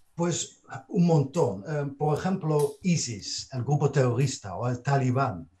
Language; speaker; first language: Spanish; non-native, fluent; Dutch